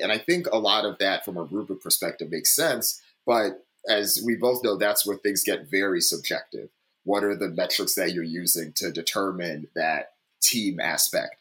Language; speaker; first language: English; native; English